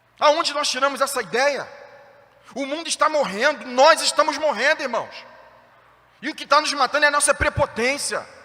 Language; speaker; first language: Portuguese; native; Portuguese